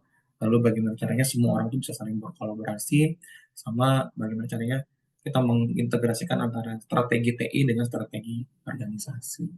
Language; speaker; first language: Indonesian; native; Indonesian